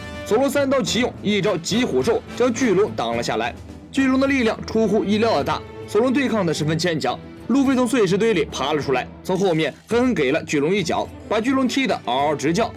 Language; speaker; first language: Chinese; native; Chinese